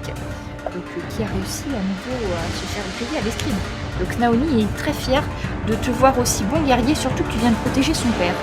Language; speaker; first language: French; native; French